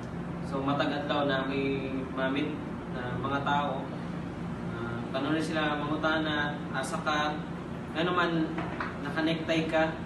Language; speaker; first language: Cebuano; non-native, local second language; Filipino